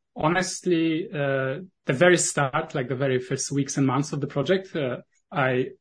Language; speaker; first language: English; non-native, fluent; Polish